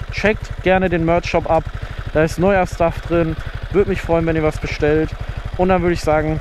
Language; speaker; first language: German; native; German